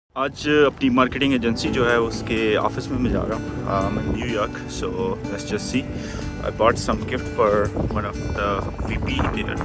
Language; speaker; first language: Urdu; native; Urdu